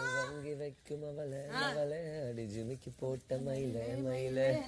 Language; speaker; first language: Malayalam; native; Malayalam